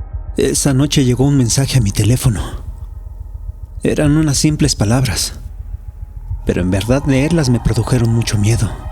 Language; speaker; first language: Spanish; native; Spanish